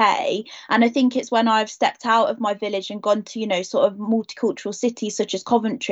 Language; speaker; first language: English; native; English